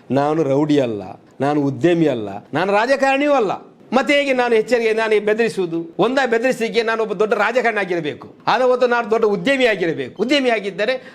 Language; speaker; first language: Kannada; non-native, local second language; Badaga